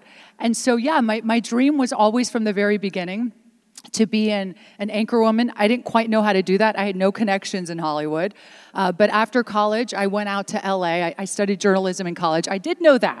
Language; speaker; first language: English; early bilingual, other home language; Italian